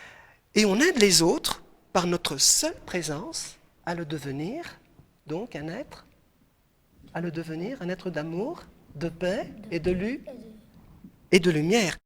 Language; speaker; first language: French; non-native, local second language; Arabic